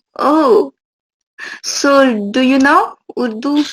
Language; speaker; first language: English; non-native, local second language; Urdu